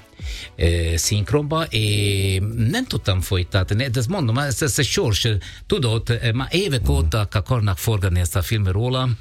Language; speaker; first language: Hungarian; non-native, learner; Italian